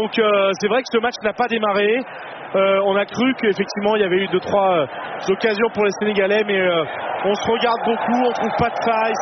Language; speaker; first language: French; native; French